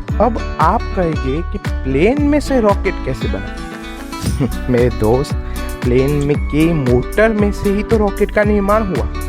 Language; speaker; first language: Hindi; non-native, local second language; Gujarati